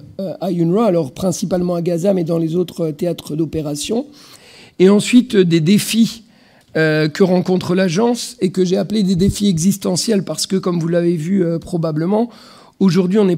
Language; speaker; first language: French; native; French